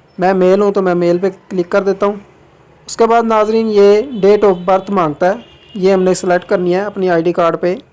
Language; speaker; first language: Urdu; non-native, local second language; Punjabi